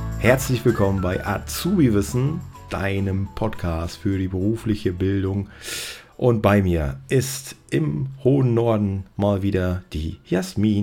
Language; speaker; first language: German; native; German